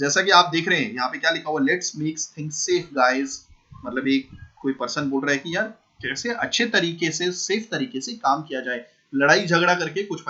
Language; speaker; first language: Hindi; native; Hindi